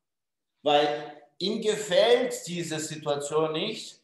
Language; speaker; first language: German; non-native, fluent; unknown